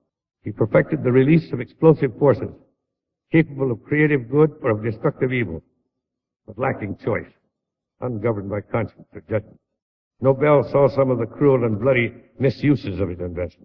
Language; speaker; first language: English; native; English